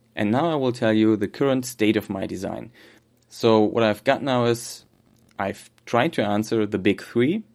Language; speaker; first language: English; non-native, fluent; German